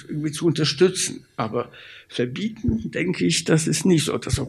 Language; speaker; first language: German; non-native, fluent; Polish